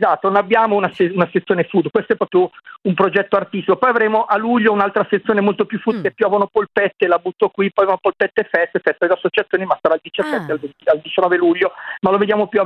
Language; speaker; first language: Italian; native; Italian